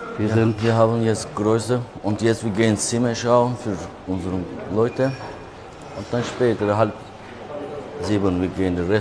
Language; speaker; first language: German; non-native, learner; Turkish